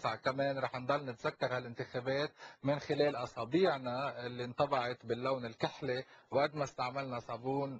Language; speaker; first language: Arabic; native; Arabic